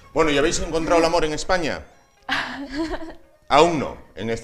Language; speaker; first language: Spanish; native; Spanish